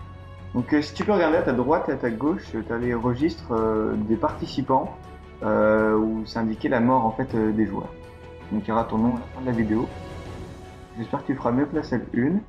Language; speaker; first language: French; native; French